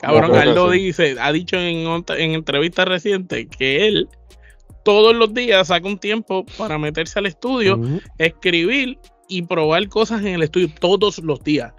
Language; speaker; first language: Spanish; native; Spanish